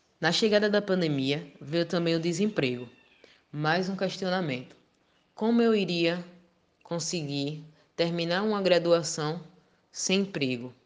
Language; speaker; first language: Portuguese; native; Portuguese